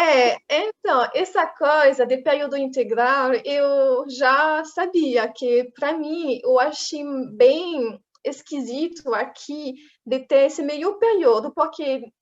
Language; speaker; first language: Portuguese; non-native, fluent; French